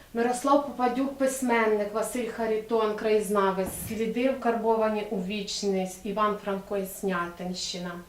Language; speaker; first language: Ukrainian; native; Ukrainian